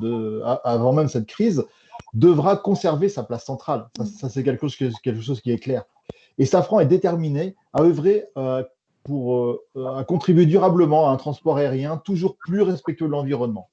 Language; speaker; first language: French; native; French